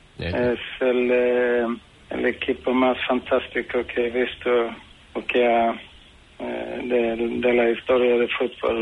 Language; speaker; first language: Spanish; non-native, fluent; Swedish